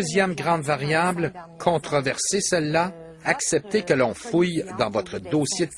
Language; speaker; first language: French; native; French